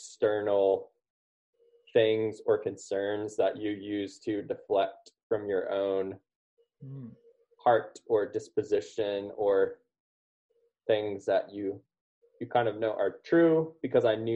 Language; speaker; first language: English; native; English